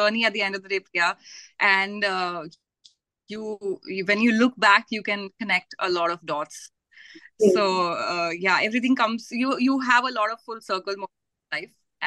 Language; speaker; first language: English; non-native, local second language; Hindi